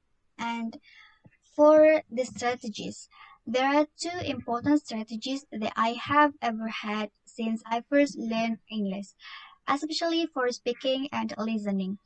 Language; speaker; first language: English; non-native, learner; Indonesian